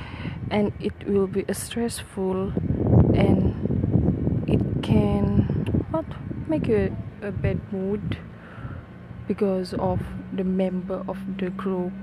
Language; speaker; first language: English; non-native, local second language; Malay